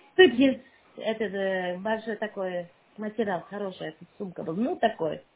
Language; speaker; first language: Russian; non-native, learner; Uzbek